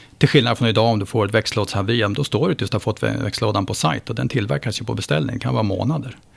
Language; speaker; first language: Swedish; native; Swedish